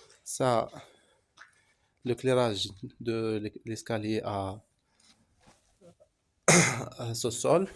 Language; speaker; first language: French; non-native, local second language; Arabic